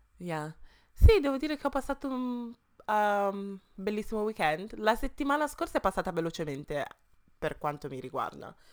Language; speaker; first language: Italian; early bilingual, other home language; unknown